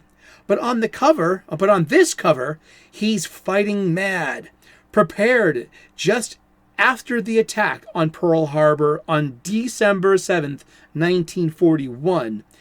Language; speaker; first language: English; native; English